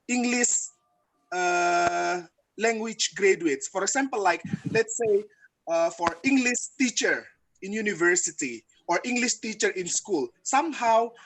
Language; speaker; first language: English; non-native, fluent; Indonesian